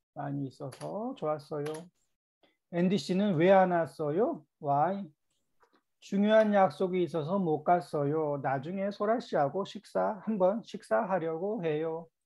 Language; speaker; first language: Korean; native; Korean